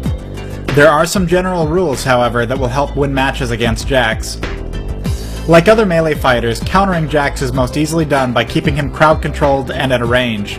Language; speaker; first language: English; native; English